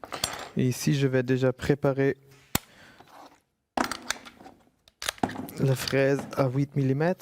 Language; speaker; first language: French; non-native, fluent; German